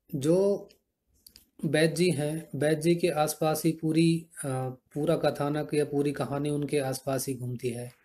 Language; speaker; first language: Hindi; native; Hindi